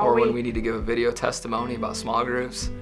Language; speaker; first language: English; native; English